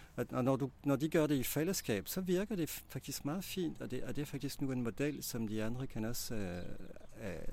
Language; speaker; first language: Danish; non-native, fluent; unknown